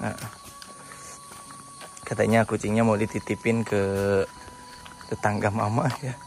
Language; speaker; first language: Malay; non-native, local second language; Sundanese